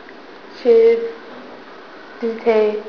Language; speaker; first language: French; non-native, learner; English